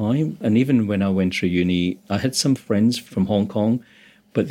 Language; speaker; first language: English; non-native, local second language; Cantonese